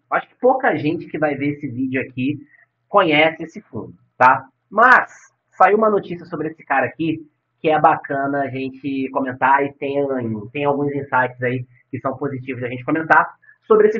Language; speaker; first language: Portuguese; native; Portuguese